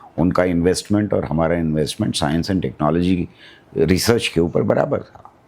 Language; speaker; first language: Hindi; native; Hindi